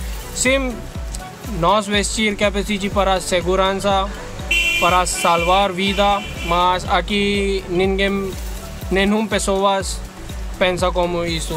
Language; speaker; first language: Portuguese; non-native, learner; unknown